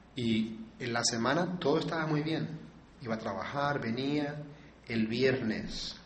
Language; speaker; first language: Spanish; native; Spanish